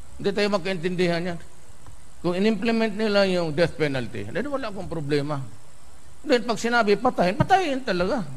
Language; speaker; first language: Filipino; non-native, local second language; Cebuano